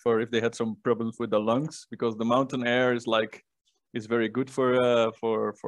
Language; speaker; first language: English; non-native, fluent; Dutch